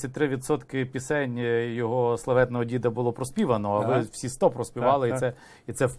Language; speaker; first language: Ukrainian; native; Ukrainian